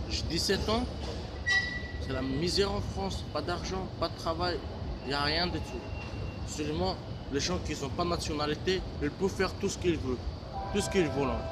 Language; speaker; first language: French; non-native, fluent; Bulgarian